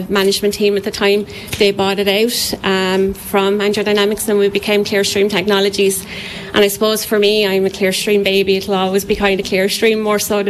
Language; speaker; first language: English; native; English